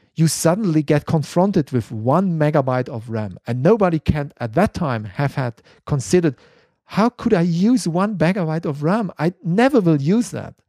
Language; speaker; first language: English; non-native, fluent; German